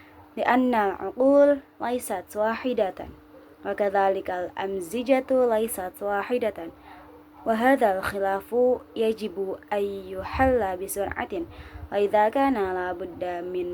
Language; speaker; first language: Arabic; non-native, learner; Indonesian